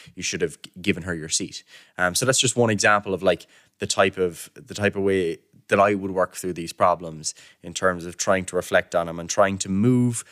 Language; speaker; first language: English; native; English